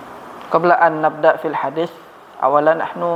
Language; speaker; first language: Arabic; non-native, fluent; Indonesian